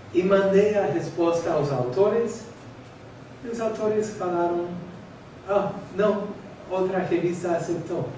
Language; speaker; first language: Portuguese; non-native, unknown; English